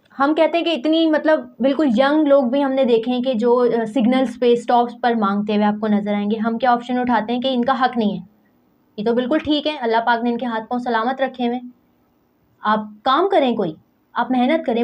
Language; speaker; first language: Urdu; native; Urdu